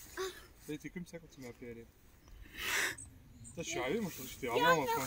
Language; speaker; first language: French; native; French